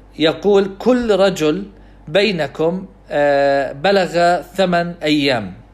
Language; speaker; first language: Arabic; non-native, fluent; English